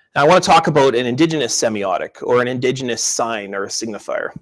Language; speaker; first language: English; native; English